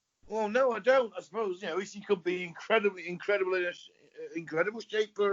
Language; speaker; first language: English; native; English